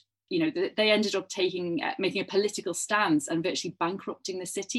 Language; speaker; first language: English; native; English